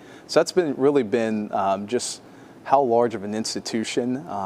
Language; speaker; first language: English; native; English